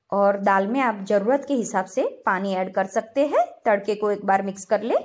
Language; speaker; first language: Hindi; non-native, local second language; Gujarati